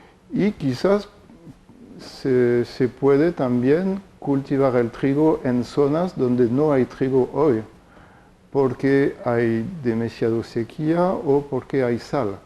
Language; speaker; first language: Spanish; non-native, fluent; French